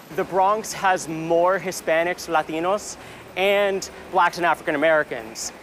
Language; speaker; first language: English; native; English